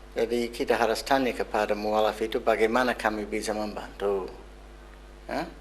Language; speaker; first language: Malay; non-native, fluent; English